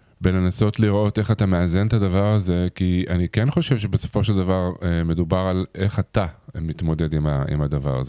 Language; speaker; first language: Hebrew; native; Hebrew